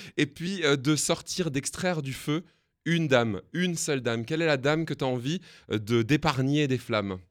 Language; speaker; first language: French; native; French